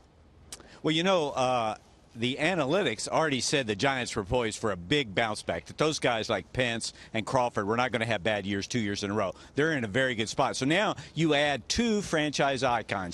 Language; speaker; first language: English; native; English